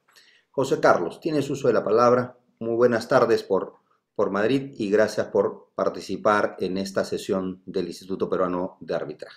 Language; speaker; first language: Spanish; native; Spanish